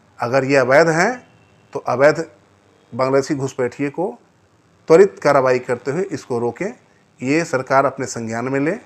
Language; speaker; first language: Hindi; native; Hindi